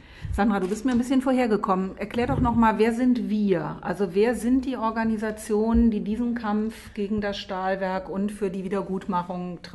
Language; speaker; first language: German; native; German